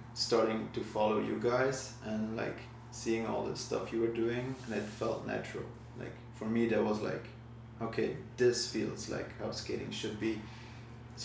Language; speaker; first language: English; non-native, fluent; Dutch